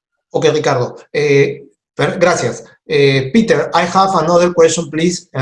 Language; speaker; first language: English; non-native, learner; Spanish